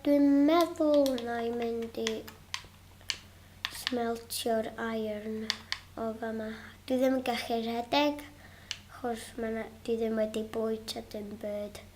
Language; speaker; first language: Welsh; non-native, local second language; English